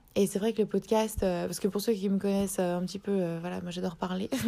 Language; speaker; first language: French; native; French